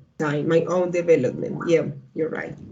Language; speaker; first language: English; non-native, learner; Spanish